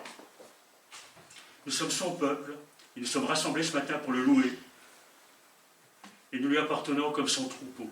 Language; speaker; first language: French; native; French